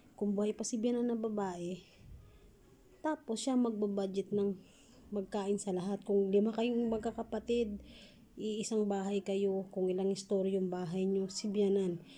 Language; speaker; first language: Filipino; native; Filipino